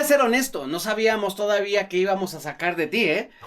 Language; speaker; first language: Spanish; native; Spanish